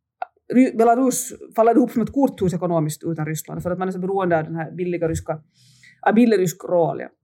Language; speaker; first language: Swedish; native; Swedish